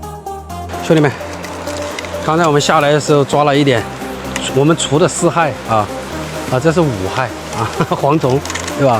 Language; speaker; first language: Chinese; native; Chinese